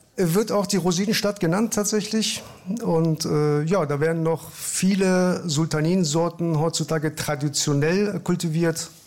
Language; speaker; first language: German; early bilingual, other home language; Persian